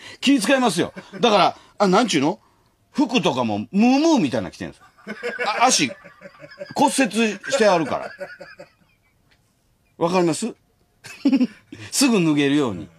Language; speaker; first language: Japanese; native; Japanese